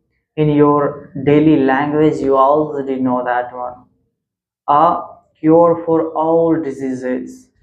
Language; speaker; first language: English; non-native, local second language; Hindi